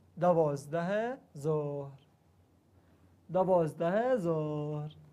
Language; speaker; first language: Persian; non-native, learner; Arabic